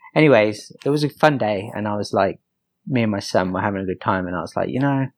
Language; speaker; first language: English; native; English